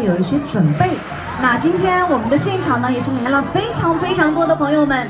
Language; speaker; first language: Chinese; native; Chinese